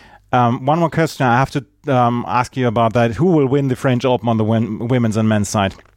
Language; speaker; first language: English; non-native, fluent; German